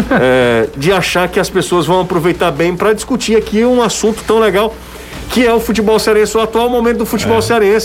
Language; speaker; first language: Portuguese; native; Portuguese